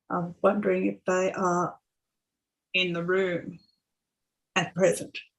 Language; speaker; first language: English; native; English